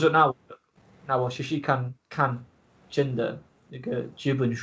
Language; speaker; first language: Chinese; non-native, learner; English